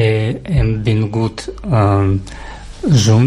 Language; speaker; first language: Catalan; non-native, learner; Russian